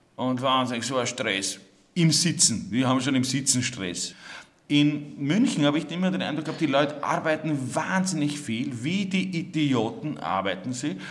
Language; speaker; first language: German; native; German